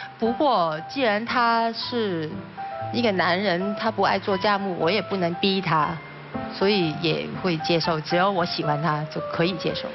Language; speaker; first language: Chinese; non-native, local second language; Cantonese